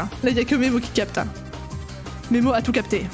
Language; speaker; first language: French; native; French